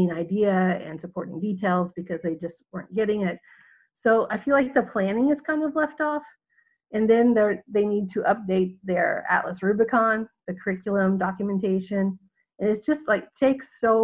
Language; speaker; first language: English; native; English